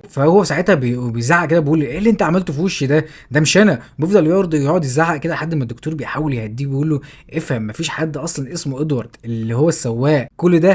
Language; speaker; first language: Arabic; native; Arabic